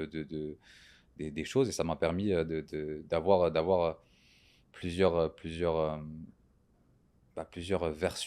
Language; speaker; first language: French; native; French